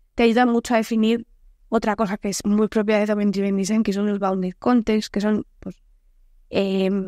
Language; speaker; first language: Spanish; native; Spanish